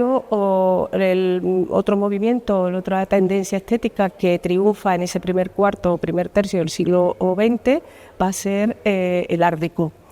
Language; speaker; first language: Spanish; native; Spanish